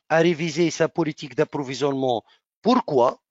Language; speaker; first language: French; non-native, local second language; Arabic